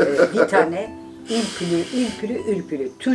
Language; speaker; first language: French; non-native, learner; Turkish